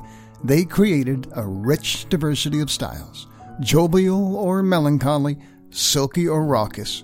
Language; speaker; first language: English; native; English